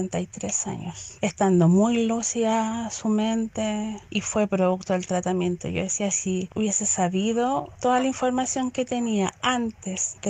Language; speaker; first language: Spanish; native; Spanish